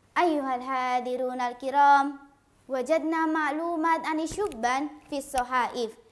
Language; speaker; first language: Arabic; non-native, learner; Indonesian